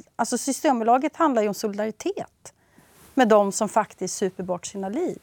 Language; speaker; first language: Swedish; native; Swedish